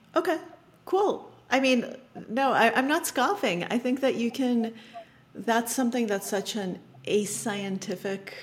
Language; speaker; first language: English; early bilingual, other home language; Russian